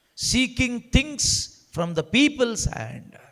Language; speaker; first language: English; non-native, local second language; Kannada